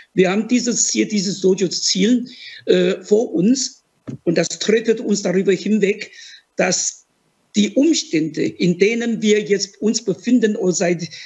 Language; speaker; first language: German; non-native, fluent; Chinese